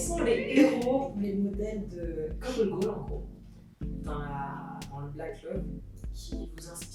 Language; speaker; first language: French; native; French